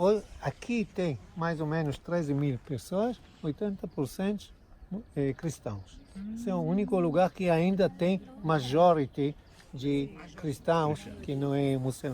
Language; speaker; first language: Portuguese; non-native, fluent; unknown